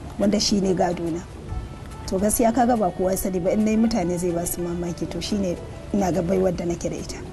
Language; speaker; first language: Hausa; non-native, local second language; Fula